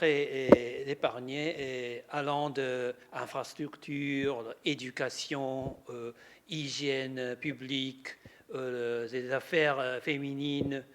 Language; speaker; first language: French; non-native, learner; Japanese